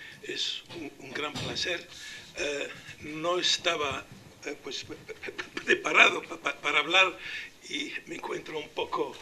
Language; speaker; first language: Spanish; non-native, local second language; Arabic